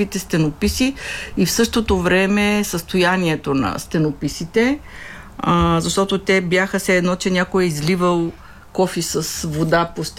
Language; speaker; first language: Bulgarian; native; Bulgarian